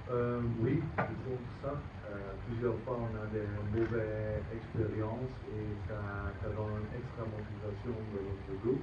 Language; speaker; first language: French; non-native, fluent; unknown